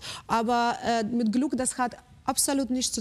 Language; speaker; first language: German; non-native, fluent; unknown